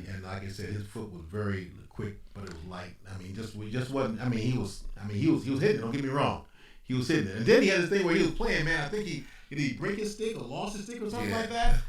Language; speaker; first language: English; native; English